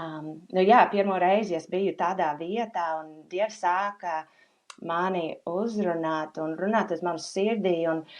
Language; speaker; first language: Latvian; non-native, fluent; English